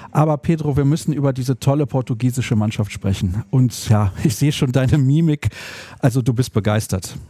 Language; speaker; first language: German; native; German